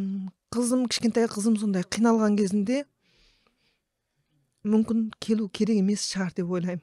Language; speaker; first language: Kazakh; early bilingual, heritage; Kazakh